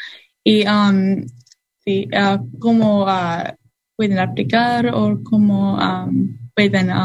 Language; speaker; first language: Spanish; non-native, learner; English